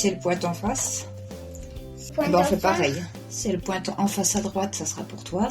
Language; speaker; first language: French; native; French